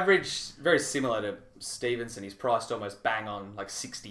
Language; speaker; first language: English; native; English